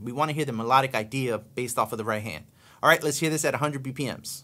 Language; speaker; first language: English; native; English